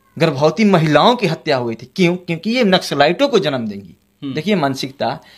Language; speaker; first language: Hindi; native; Hindi